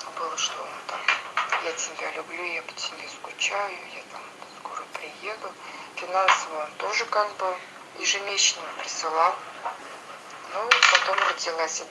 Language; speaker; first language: Russian; native; Russian